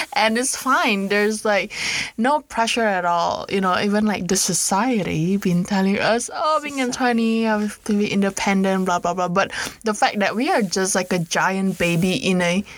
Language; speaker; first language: English; non-native, fluent; Indonesian